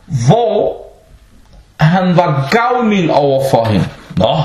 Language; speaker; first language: Danish; non-native, local second language; Arabic